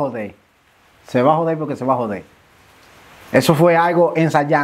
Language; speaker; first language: Spanish; native; Spanish